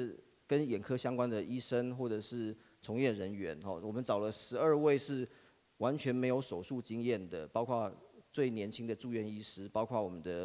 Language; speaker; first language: Chinese; native; Chinese